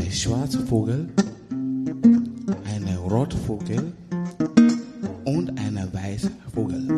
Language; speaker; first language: German; non-native, learner; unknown